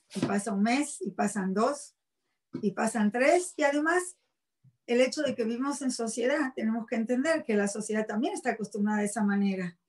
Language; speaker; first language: Spanish; native; Spanish